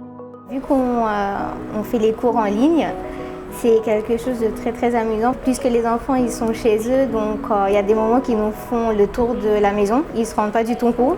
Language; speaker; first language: French; non-native, fluent; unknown